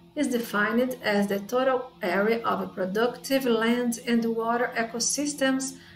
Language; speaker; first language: English; non-native, fluent; Portuguese